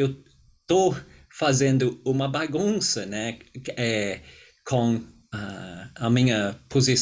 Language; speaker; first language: Portuguese; non-native, fluent; English